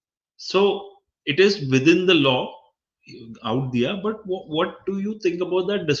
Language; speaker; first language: English; non-native, local second language; Hindi